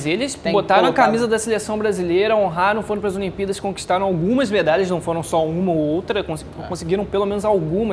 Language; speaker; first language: Portuguese; native; Portuguese